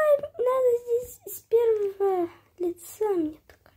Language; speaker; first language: Russian; early bilingual, heritage; Russian